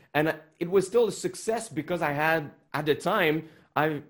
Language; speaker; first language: English; non-native, fluent; French